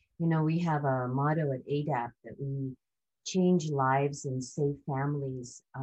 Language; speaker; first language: English; early bilingual, other home language; Hindi